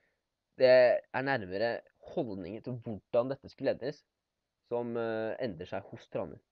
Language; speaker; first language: Norwegian; native; Norwegian